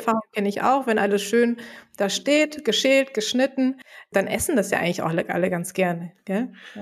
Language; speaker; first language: German; native; German